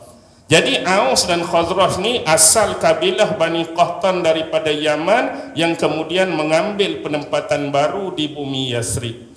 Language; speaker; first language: Malay; native; Malay